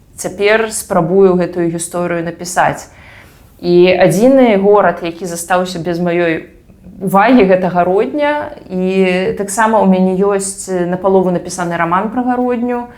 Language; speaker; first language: Belarusian; native; Belarusian